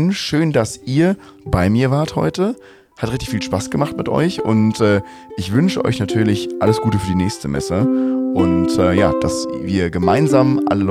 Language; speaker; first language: German; native; German